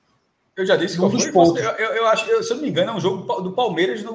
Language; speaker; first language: Portuguese; native; Portuguese